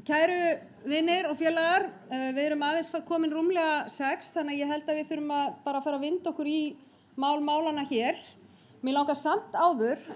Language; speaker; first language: Icelandic; native; Icelandic